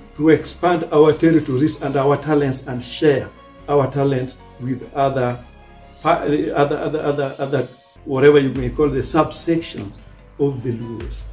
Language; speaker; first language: English; non-native, local second language; Luo (Kenya and Tanzania)